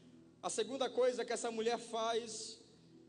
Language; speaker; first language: Portuguese; native; Portuguese